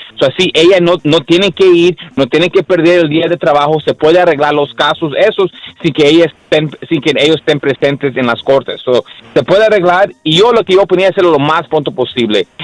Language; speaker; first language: Spanish; early bilingual, heritage; Spanish